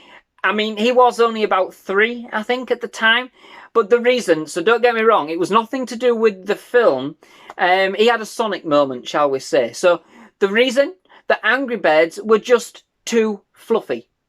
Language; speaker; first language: English; native; English